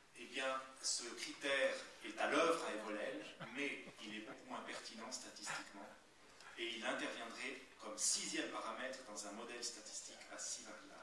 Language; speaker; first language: French; native; French